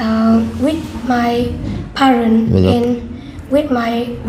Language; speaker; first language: English; non-native, learner; Vietnamese